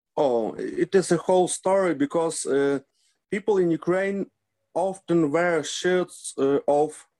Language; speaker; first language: English; non-native, learner; Ukrainian